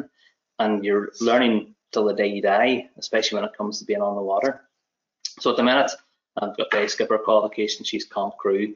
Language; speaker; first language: English; native; English